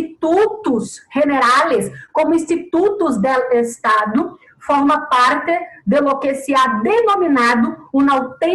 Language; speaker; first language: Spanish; non-native, learner; Portuguese